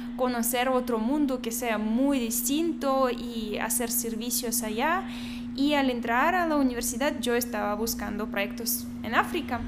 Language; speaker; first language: Spanish; non-native, fluent; Russian